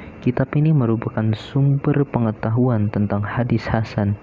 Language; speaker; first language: Indonesian; native; Indonesian